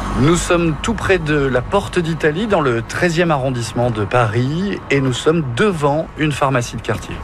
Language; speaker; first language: French; native; French